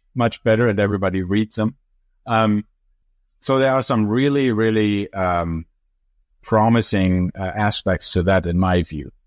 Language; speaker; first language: English; non-native, fluent; German